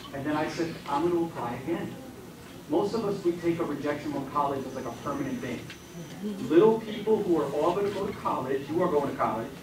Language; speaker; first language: English; early bilingual, other home language; Spanish